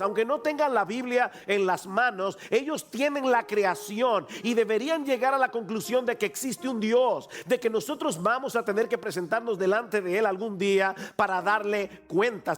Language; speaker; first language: Spanish; native; Spanish